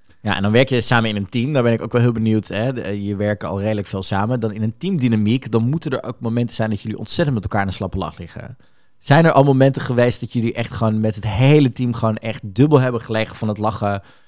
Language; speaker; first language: Dutch; native; Dutch